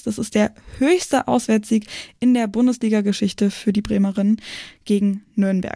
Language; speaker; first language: German; native; German